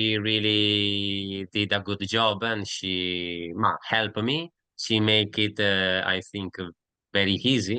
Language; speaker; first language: English; non-native, learner; Italian